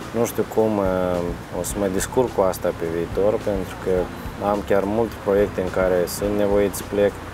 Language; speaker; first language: Romanian; native; Romanian